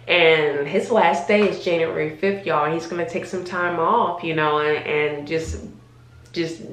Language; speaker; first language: English; native; English